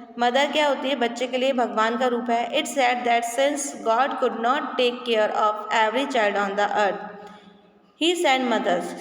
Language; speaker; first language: Hindi; native; Hindi